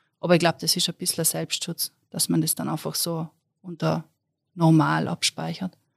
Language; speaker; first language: German; native; German